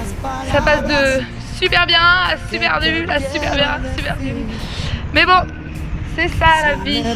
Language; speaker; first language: French; native; French